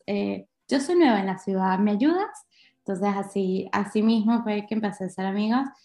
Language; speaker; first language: Spanish; native; Spanish